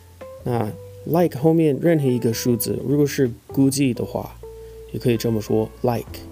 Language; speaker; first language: Chinese; non-native, fluent; English